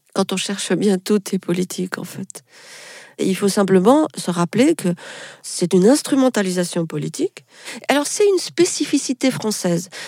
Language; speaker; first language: French; non-native, local second language; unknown